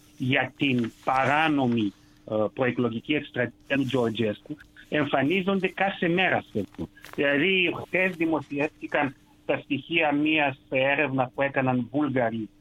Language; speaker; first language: Greek; non-native, fluent; Romanian